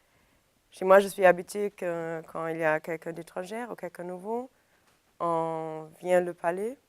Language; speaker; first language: French; non-native, fluent; German